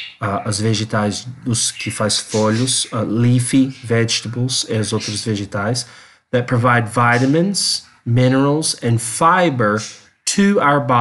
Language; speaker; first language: Portuguese; non-native, learner; English